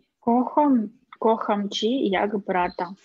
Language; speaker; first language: Polish; non-native, learner; Russian